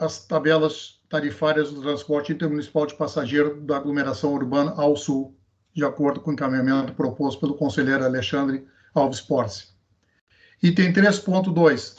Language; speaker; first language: Portuguese; native; Portuguese